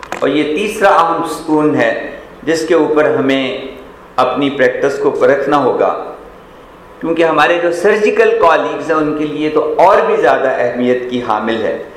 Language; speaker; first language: Urdu; non-native, local second language; Punjabi